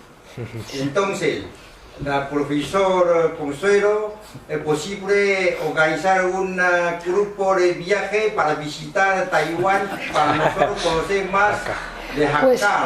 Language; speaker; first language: Spanish; non-native, learner; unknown